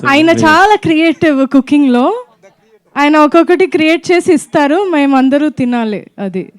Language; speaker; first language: Telugu; non-native, fluent; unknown